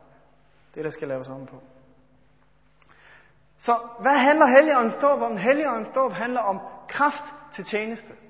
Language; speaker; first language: Danish; native; Danish